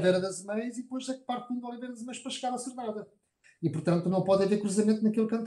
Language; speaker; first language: Portuguese; native; Portuguese